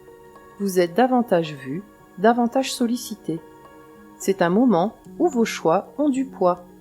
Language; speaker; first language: French; native; French